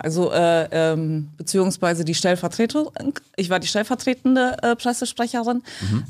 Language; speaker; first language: German; early bilingual, other home language; Turkish